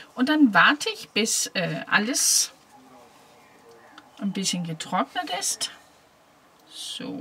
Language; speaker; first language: German; non-native, fluent; Danish